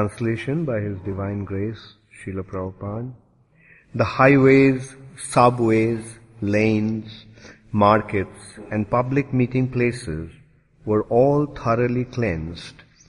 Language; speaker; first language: English; non-native, local second language; Bangla